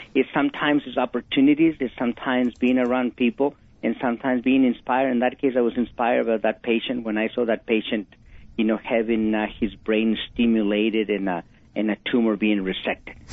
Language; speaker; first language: English; non-native, fluent; Spanish